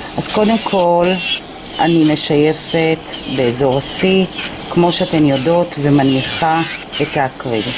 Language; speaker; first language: Hebrew; native; Hebrew